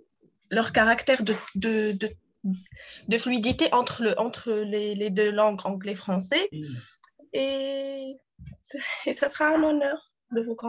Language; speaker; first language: French; non-native, local second language; Arabic